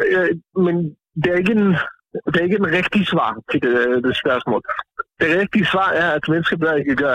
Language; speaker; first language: Danish; non-native, fluent; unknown